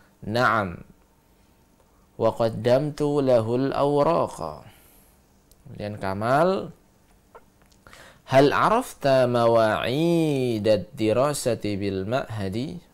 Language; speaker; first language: Arabic; non-native, fluent; Indonesian